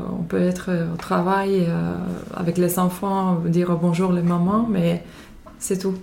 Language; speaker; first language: French; non-native, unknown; Finnish